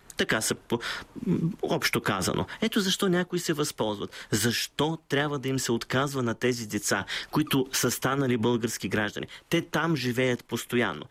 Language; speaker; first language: Bulgarian; native; Bulgarian